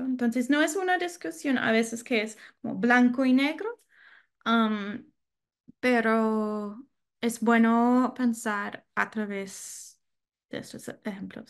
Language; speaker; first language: Spanish; non-native, learner; English